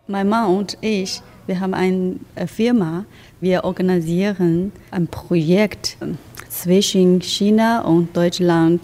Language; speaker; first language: German; non-native, learner; Chinese